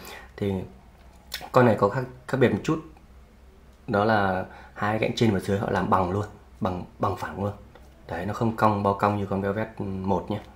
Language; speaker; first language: Vietnamese; native; Vietnamese